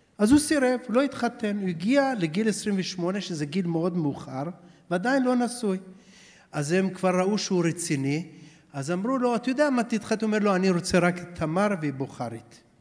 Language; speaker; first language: Hebrew; early bilingual, other home language; Persian